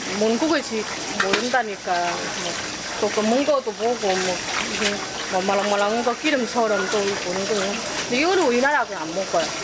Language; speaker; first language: Korean; non-native, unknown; Vietnamese